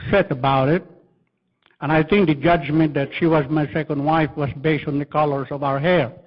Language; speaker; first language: English; non-native, local second language; Filipino